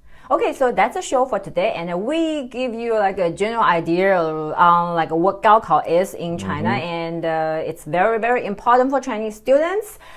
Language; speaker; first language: English; non-native, fluent; Chinese